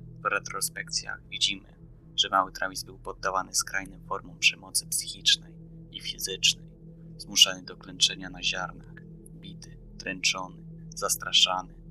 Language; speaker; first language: Polish; native; Polish